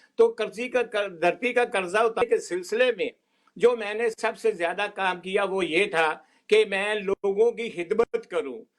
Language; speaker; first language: Urdu; non-native, local second language; Punjabi